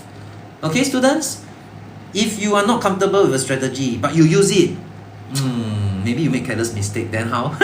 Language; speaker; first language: English; non-native, local second language; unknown